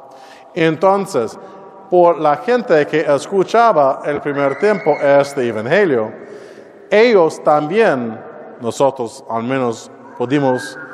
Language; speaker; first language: Spanish; non-native, learner; English